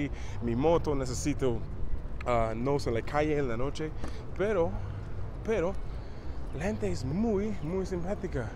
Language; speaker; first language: Spanish; non-native, learner; English